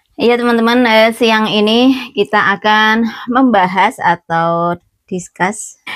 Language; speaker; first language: Indonesian; native; Indonesian